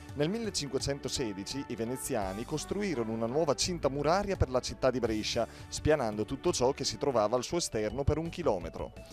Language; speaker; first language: Italian; native; Italian